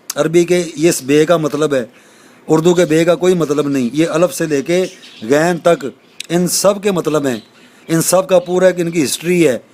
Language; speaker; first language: Urdu; native; Urdu